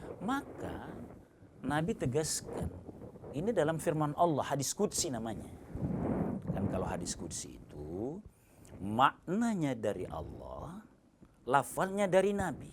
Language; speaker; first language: Indonesian; native; Indonesian